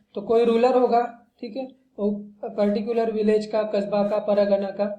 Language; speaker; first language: Hindi; non-native, local second language; Marathi